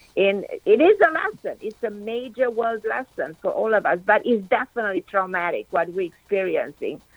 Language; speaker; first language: English; non-native, fluent; Romanian